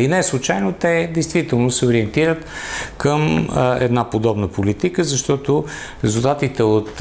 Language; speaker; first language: Bulgarian; native; Bulgarian